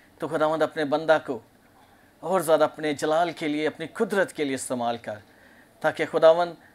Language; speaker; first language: Urdu; non-native, local second language; Punjabi